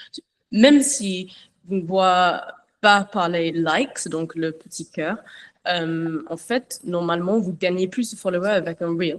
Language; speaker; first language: French; non-native, learner; English